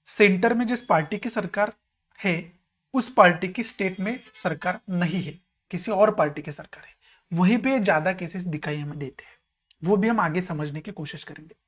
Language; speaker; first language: Hindi; non-native, local second language; Marathi